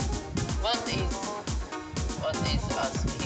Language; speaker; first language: English; non-native, learner; Japanese